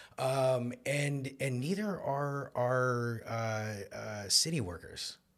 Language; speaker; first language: English; native; English